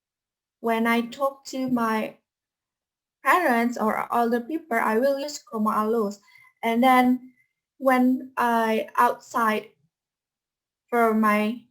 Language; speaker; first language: English; non-native, fluent; Indonesian